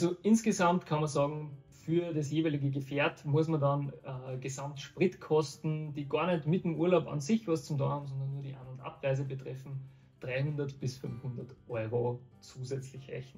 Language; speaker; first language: German; native; German